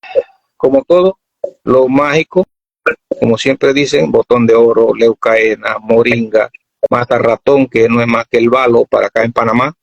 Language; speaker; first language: Spanish; native; Spanish